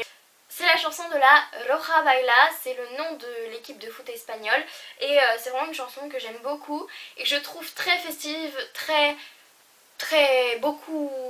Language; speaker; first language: French; native; French